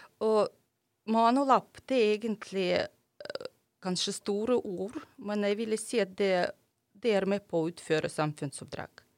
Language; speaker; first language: Norwegian; non-native, fluent; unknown